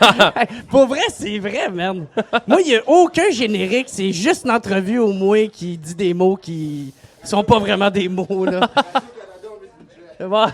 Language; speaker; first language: French; native; French